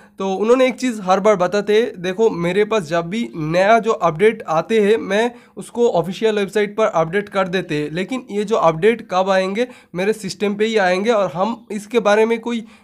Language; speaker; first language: Hindi; non-native, local second language; Bangla